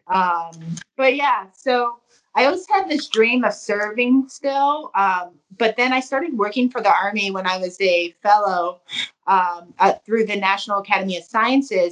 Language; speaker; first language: English; native; English